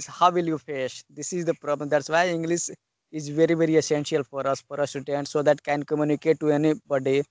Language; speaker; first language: English; non-native, learner; Hindi